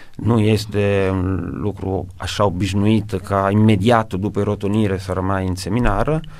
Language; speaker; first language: Romanian; non-native, fluent; Italian